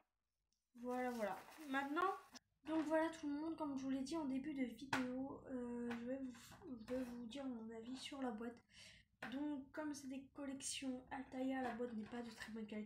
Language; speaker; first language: French; native; French